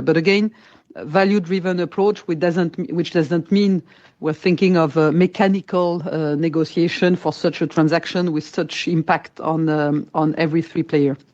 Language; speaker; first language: English; non-native, fluent; French